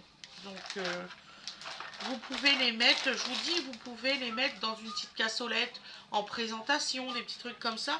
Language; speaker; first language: French; native; French